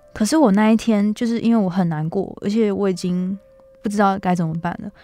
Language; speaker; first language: Chinese; native; Chinese